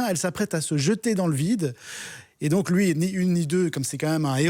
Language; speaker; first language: French; native; French